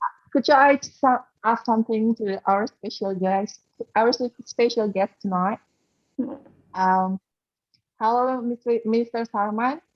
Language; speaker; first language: English; non-native, learner; Indonesian